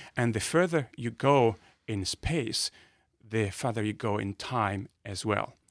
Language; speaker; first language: English; non-native, fluent; Italian